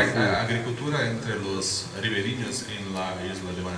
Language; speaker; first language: Spanish; non-native, fluent; Portuguese